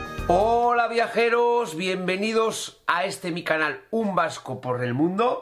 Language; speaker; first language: Spanish; native; Spanish